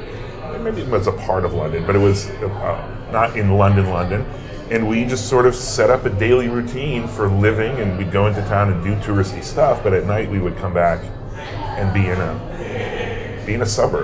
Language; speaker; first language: English; native; English